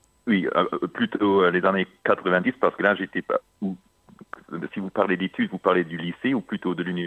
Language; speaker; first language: French; non-native, local second language; Luxembourgish